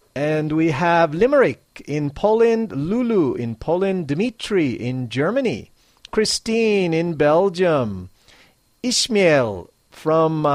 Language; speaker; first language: English; native; English